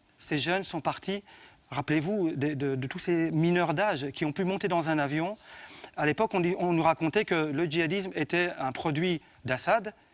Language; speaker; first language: French; early bilingual, other home language; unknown